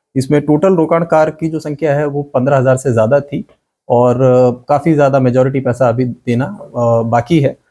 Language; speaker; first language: Hindi; non-native, local second language; Gujarati